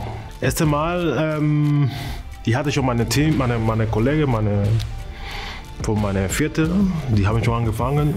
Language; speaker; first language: German; non-native, learner; Spanish